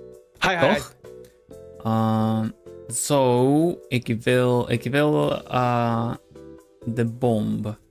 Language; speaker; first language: Dutch; non-native, learner; Swedish